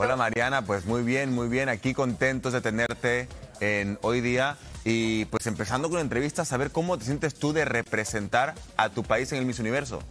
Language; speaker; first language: Spanish; native; Spanish